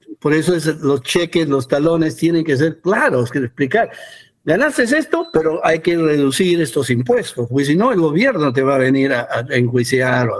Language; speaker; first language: Spanish; early bilingual, heritage; Spanish